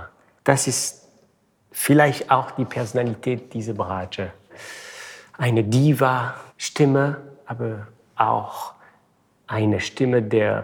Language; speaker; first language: German; non-native, fluent; French